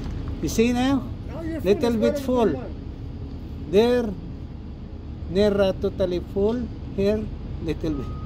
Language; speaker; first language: English; non-native, local second language; Filipino